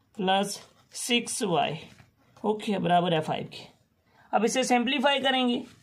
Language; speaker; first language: Urdu; non-native, local second language; Sindhi